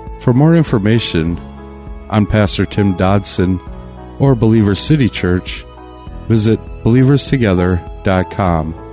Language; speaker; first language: English; native; English